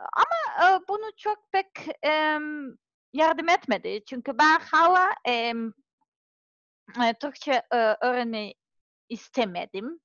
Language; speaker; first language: Turkish; non-native, learner; Serbian